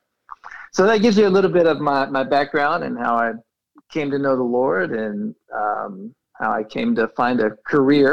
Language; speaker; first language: English; native; English